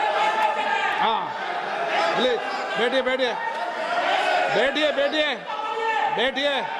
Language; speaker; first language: Hindi; native; Hindi